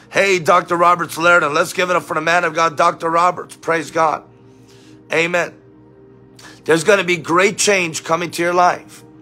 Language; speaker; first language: English; native; English